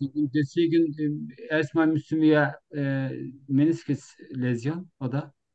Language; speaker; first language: German; non-native, learner; Turkish